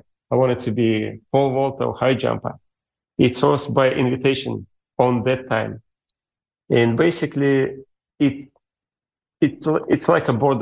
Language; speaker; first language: English; non-native, fluent; Russian